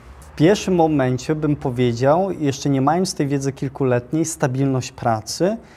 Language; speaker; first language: Polish; early bilingual, heritage; Polish